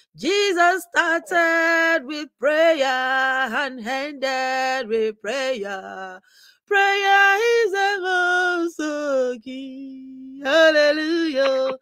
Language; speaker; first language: English; non-native, local second language; Yoruba